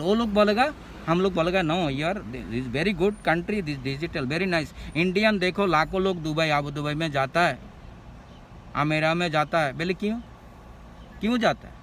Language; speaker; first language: Hindi; non-native, local second language; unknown